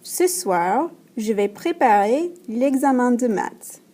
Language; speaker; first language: French; non-native, fluent; English